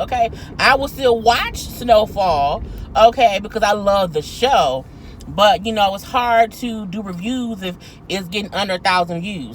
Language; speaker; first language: English; native; English